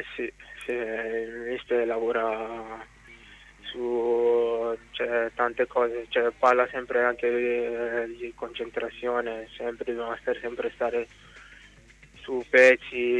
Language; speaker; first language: Italian; non-native, fluent; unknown